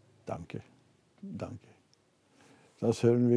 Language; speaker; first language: German; non-native, fluent; Norwegian